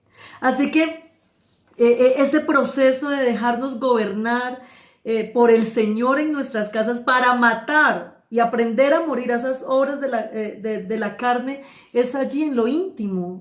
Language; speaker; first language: Spanish; native; Spanish